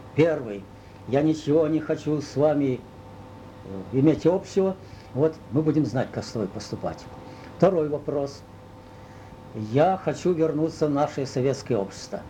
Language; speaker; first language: Russian; non-native, local second language; Ukrainian